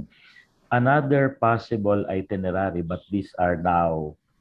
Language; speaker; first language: English; non-native, local second language; Filipino